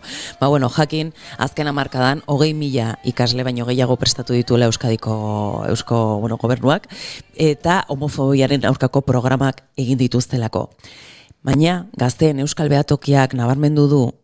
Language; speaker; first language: Basque; native; Basque